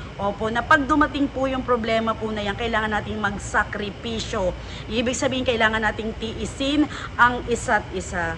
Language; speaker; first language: Filipino; native; Filipino